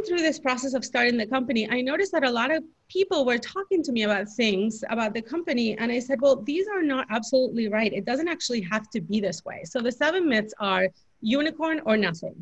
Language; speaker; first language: English; non-native, fluent; Spanish